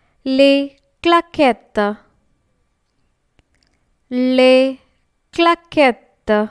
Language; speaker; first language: French; non-native, fluent; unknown